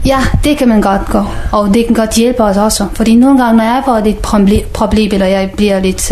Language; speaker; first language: Danish; non-native, learner; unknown